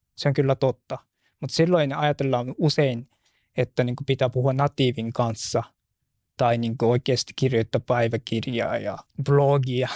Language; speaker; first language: Finnish; non-native, fluent; Japanese